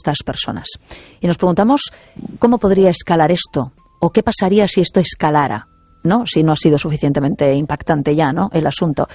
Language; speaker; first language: Spanish; native; Spanish